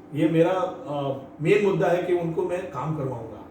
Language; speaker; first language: Hindi; non-native, local second language; Marathi